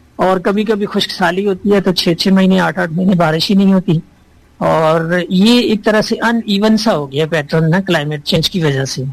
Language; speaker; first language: Urdu; non-native, local second language; Sindhi